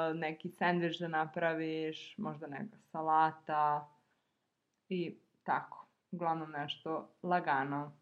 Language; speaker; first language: Serbian; native; Serbian